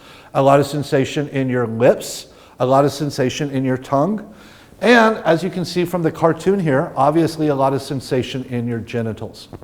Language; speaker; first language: English; native; English